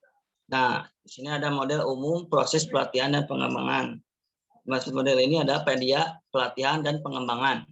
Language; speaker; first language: Indonesian; native; Indonesian